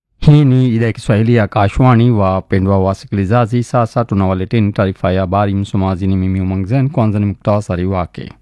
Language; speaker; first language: Swahili; non-native, fluent; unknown